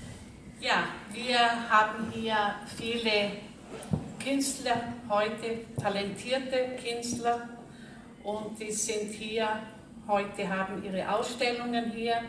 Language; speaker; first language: German; non-native, fluent; Portuguese